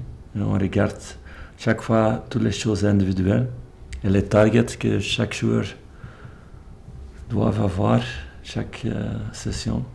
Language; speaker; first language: French; non-native, local second language; Dutch